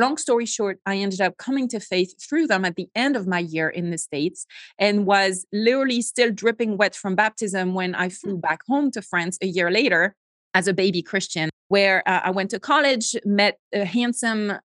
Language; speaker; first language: English; non-native, fluent; French